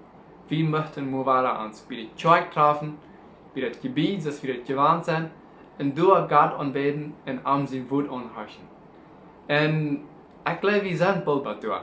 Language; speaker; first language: German; non-native, learner; Plautdietsch